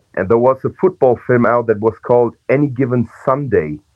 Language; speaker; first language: English; non-native, fluent; German